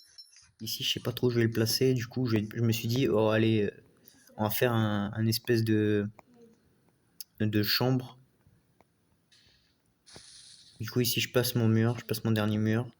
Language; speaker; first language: French; native; French